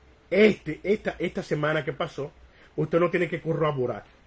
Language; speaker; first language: Spanish; early bilingual, heritage; Spanish